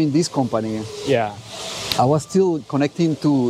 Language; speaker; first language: English; non-native, fluent; Spanish